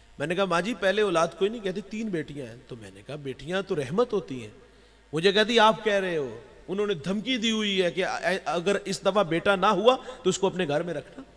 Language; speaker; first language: Urdu; non-native, local second language; Punjabi